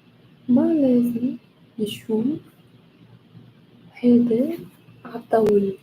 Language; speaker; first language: Arabic; non-native, learner; English